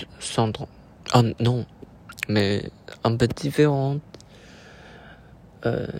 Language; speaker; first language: French; non-native, learner; Chinese